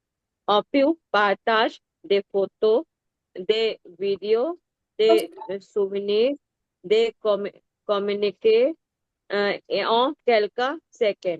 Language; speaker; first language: French; non-native, learner; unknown